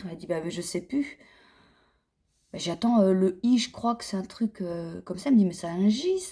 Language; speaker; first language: French; native; French